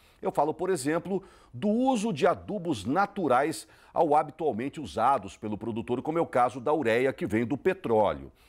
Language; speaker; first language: Portuguese; native; Portuguese